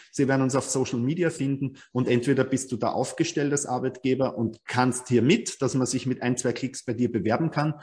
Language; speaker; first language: German; native; German